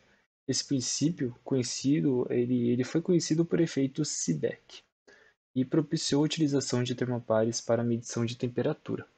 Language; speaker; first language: Portuguese; native; Portuguese